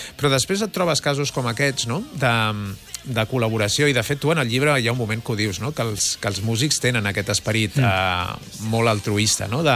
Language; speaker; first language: Catalan; native; Catalan